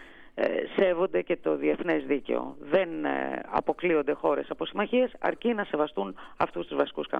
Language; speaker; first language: Greek; native; Greek